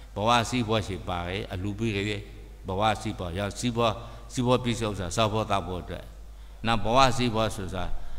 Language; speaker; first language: Burmese; native; Burmese